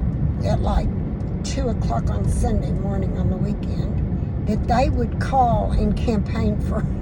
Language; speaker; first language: English; native; English